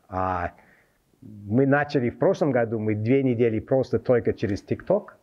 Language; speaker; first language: Russian; non-native, fluent; English